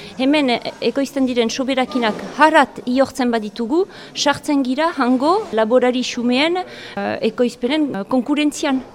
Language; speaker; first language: Basque; native; Basque